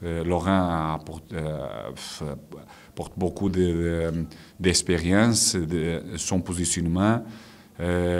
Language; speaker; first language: French; non-native, fluent; Portuguese